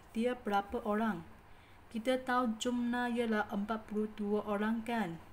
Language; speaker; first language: Malay; non-native, local second language; Chinese